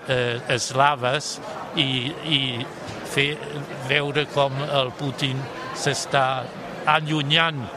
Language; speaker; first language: Catalan; non-native, fluent; German